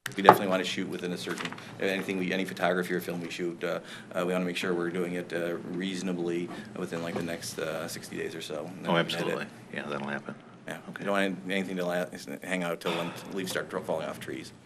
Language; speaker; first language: English; native; English